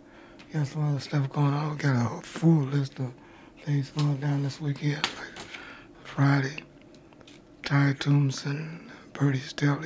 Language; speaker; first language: English; native; English